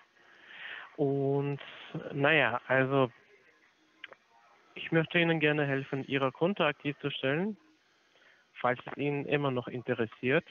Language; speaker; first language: German; non-native, fluent; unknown